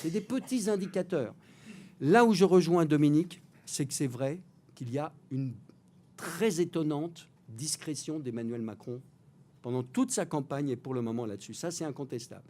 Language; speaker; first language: French; native; French